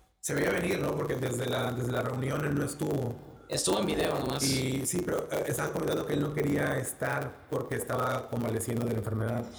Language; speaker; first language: Spanish; native; Spanish